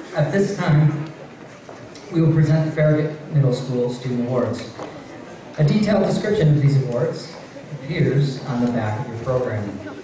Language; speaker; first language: English; native; English